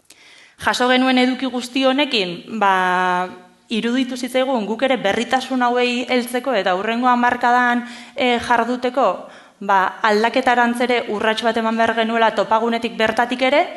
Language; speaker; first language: Basque; native; Basque